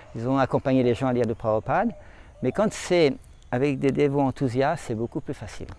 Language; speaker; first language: French; native; French